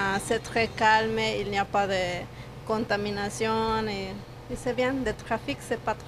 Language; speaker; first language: French; non-native, learner; Spanish